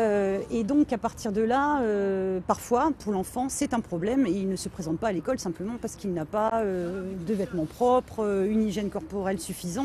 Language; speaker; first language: French; native; French